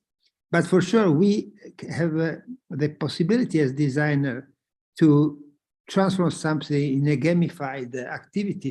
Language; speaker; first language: English; non-native, fluent; Italian